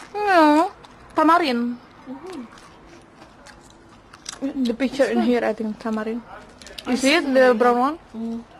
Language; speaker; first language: English; non-native, learner; Indonesian